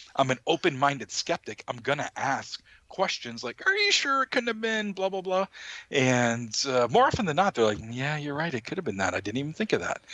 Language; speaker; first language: English; native; English